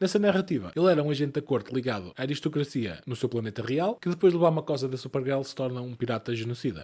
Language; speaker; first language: Portuguese; native; Portuguese